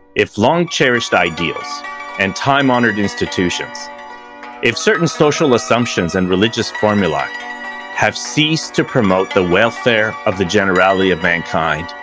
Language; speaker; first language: English; early bilingual, other home language; Persian